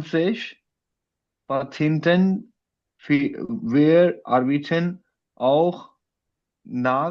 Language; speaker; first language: German; non-native, learner; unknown